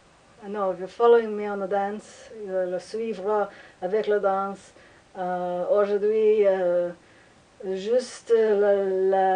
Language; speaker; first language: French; non-native, learner; English